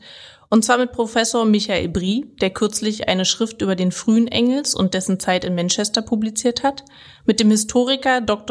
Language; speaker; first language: German; native; German